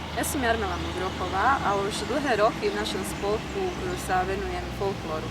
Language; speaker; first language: Slovak; early bilingual, heritage; Slovak